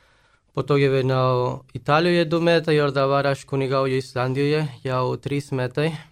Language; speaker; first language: Lithuanian; non-native, fluent; Spanish